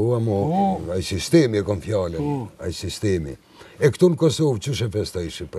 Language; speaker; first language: Albanian; native; Albanian